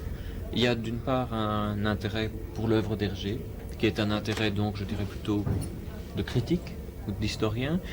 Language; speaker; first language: French; native; French